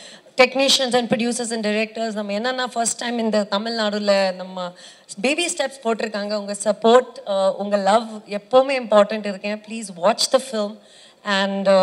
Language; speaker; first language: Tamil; non-native, learner; Kannada